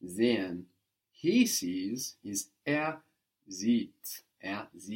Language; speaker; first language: German; non-native, fluent; English